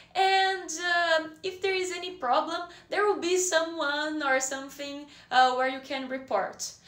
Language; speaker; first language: English; non-native, fluent; Portuguese